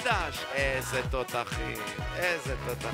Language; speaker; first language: Hebrew; native; Hebrew